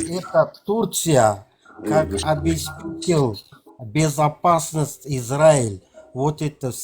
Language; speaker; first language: Russian; non-native, local second language; Kazakh